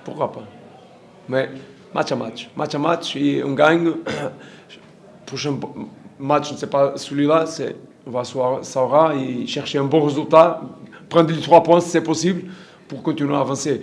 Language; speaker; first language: French; non-native, learner; Portuguese